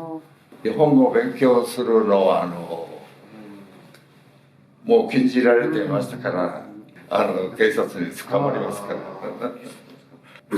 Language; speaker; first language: Japanese; early bilingual, heritage; Japanese